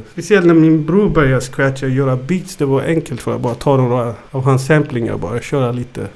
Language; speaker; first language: Swedish; early bilingual, other home language; Amharic